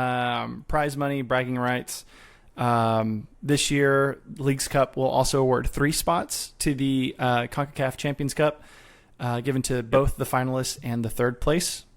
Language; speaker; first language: English; native; English